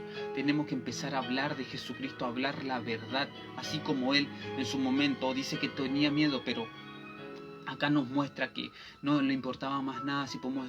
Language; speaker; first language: Spanish; native; Spanish